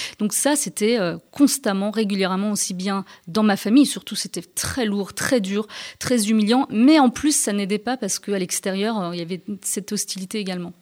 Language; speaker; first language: French; early bilingual, other home language; Turkish